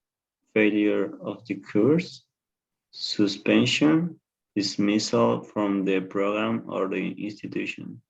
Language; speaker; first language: English; non-native, learner; Spanish